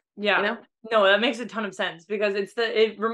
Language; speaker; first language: English; native; English